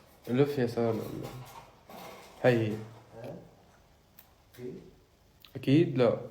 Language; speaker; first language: Arabic; native; Arabic